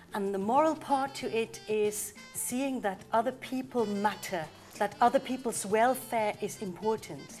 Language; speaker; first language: English; non-native, fluent; German